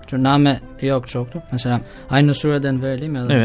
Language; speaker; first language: Turkish; non-native, learner; Albanian